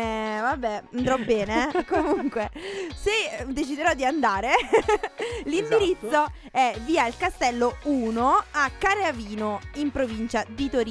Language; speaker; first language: Italian; native; Italian